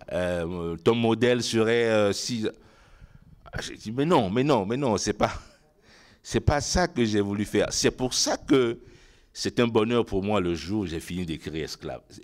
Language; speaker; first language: French; non-native, local second language; Ewe